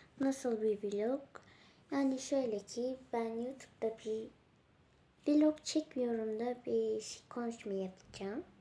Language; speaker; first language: Turkish; early bilingual, heritage; Turkmen